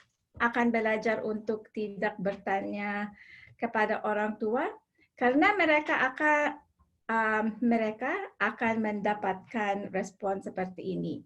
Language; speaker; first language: Indonesian; non-native, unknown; English